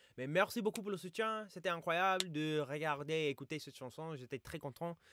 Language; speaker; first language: French; non-native, fluent; English